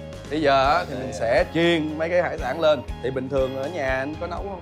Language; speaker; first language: Vietnamese; early bilingual, heritage; Vietnamese